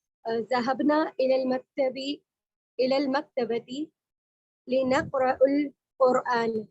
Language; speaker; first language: Arabic; non-native, learner; Urdu